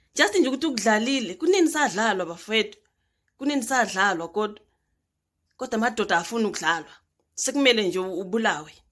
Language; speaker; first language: Zulu; native; Zulu